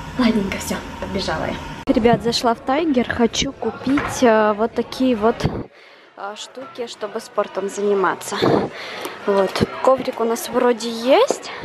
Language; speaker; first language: Russian; early bilingual, heritage; Russian